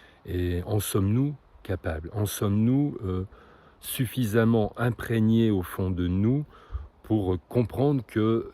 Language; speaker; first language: French; native; French